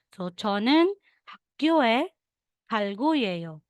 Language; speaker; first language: Korean; non-native, learner; Filipino